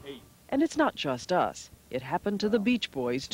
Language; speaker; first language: English; native; English